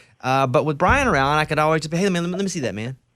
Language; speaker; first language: English; native; English